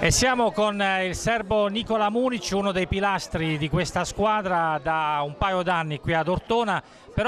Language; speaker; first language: Italian; native; Italian